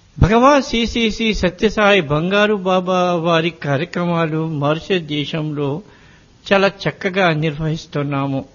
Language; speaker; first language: Telugu; non-native, fluent; Morisyen